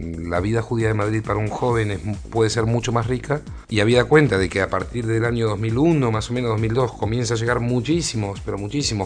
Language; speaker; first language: Spanish; native; Spanish